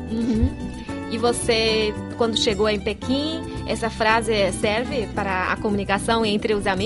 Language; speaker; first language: Portuguese; non-native, fluent; Chinese